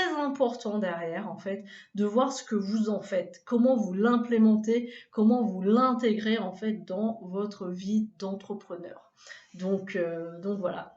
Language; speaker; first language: French; native; French